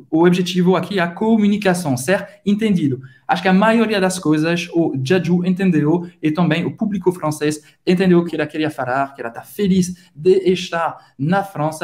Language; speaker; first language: Portuguese; non-native, fluent; French